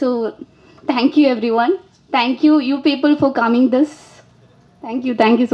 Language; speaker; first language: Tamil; non-native, learner; Malayalam